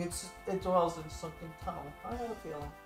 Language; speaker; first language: English; native; English